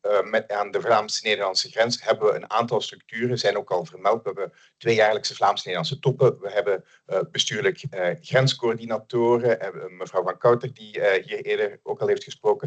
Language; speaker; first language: Dutch; native; Dutch